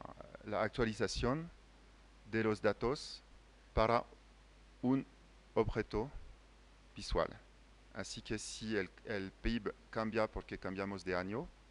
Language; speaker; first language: Spanish; non-native, fluent; French